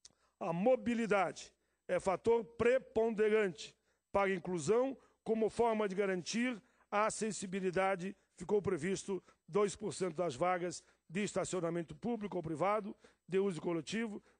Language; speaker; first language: Portuguese; native; Portuguese